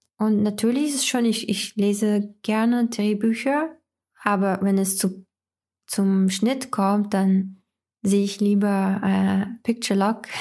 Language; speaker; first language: German; non-native, fluent; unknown